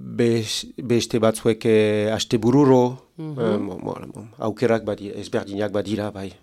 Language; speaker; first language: Basque; non-native, local second language; French